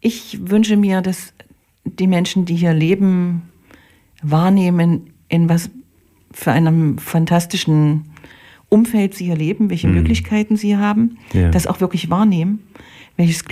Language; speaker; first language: German; native; German